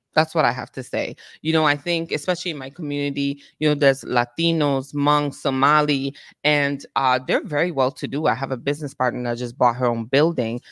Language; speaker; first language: English; non-native, fluent; Italian